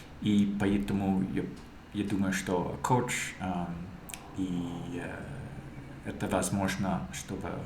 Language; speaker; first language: Russian; non-native, learner; English